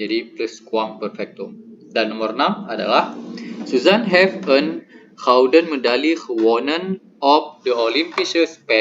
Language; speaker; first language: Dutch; non-native, learner; Indonesian